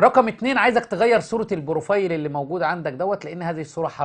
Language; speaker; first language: Arabic; native; Arabic